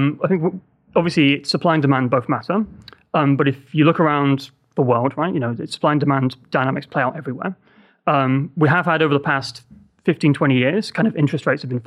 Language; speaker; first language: English; native; English